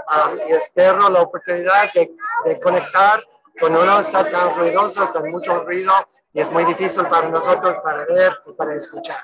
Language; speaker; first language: Spanish; non-native, fluent; English